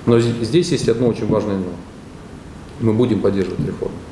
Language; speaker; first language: Russian; non-native, local second language; Romanian